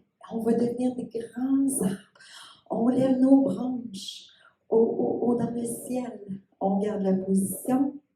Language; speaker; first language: French; native; French